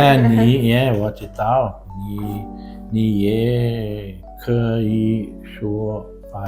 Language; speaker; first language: Chinese; non-native, learner; Portuguese